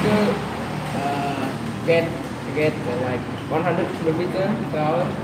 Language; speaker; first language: English; non-native, learner; Vietnamese